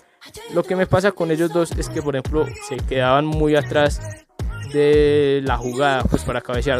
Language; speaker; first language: Spanish; native; Spanish